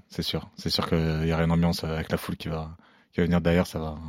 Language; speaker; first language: French; non-native, local second language; Arabic